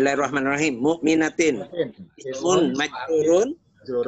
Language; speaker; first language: Arabic; non-native, learner; Indonesian